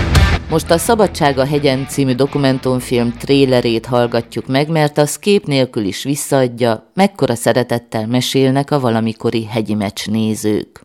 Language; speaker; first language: Hungarian; native; Hungarian